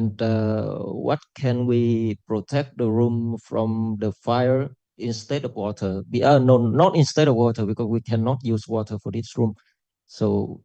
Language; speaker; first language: English; non-native, fluent; Vietnamese